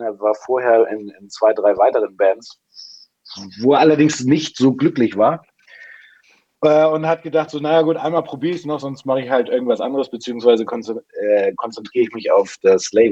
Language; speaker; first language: German; native; German